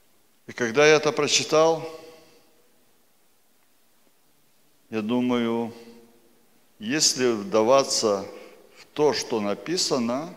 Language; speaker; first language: Polish; non-native, learner; Russian